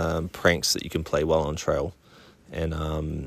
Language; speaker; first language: English; native; English